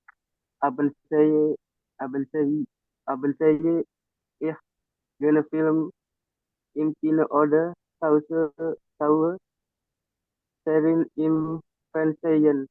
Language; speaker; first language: German; non-native, learner; Indonesian